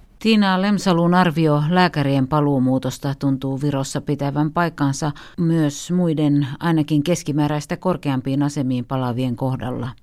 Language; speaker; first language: Finnish; native; Finnish